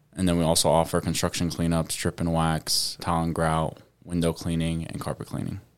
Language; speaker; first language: English; early bilingual, other home language; Arabic